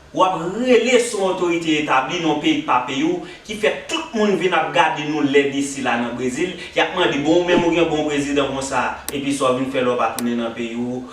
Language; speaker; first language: Haitian Creole; native; Haitian Creole